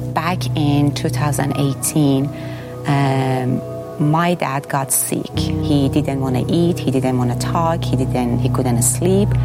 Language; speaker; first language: English; non-native, fluent; Persian